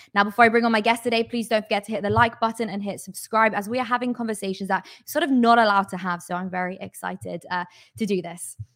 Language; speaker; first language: English; native; English